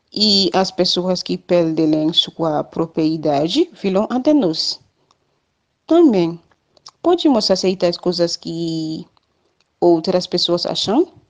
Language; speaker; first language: Portuguese; non-native, learner; Haitian Creole